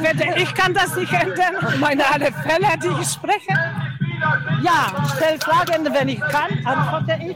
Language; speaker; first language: German; non-native, fluent; Polish